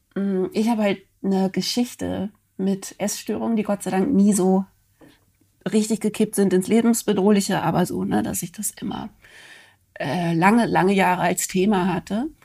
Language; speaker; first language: German; native; German